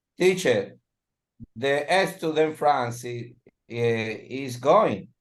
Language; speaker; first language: English; non-native, learner; Spanish